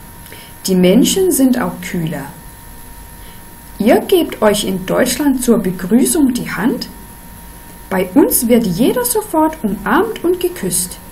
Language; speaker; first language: German; non-native, fluent; Danish